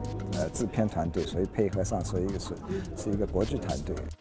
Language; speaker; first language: Chinese; native; Chinese